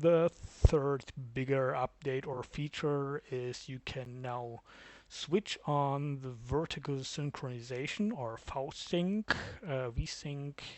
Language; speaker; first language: English; non-native, fluent; German